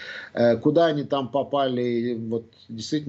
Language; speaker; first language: Russian; native; Russian